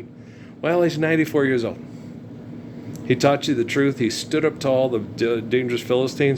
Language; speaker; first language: English; native; English